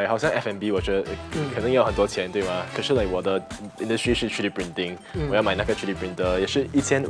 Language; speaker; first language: Chinese; non-native, local second language; English